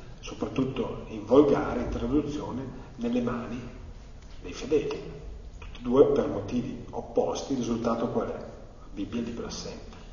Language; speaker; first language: Italian; native; Italian